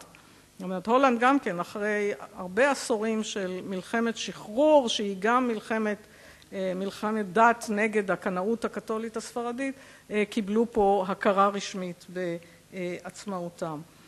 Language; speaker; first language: Hebrew; native; Hebrew